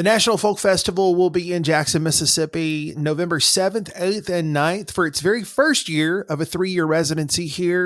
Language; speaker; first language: English; native; English